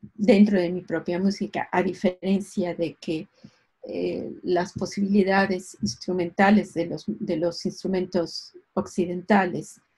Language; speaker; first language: Spanish; native; Spanish